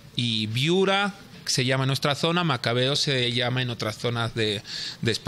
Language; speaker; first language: Spanish; native; Spanish